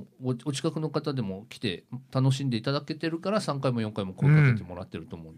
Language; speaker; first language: Japanese; native; Japanese